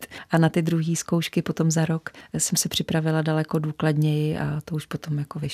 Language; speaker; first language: Czech; native; Czech